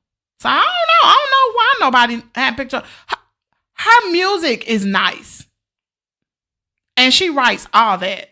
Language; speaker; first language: English; native; English